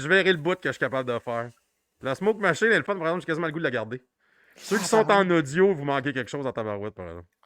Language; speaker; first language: French; native; French